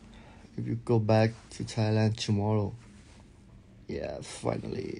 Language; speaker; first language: English; non-native, learner; Thai